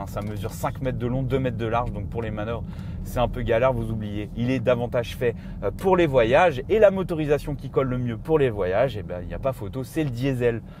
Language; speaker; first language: French; native; French